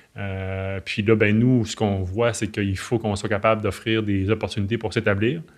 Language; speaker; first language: French; native; French